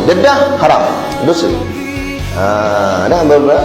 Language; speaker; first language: Malay; native; Malay